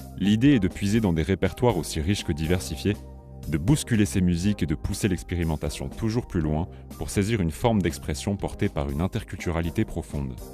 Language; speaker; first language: French; native; French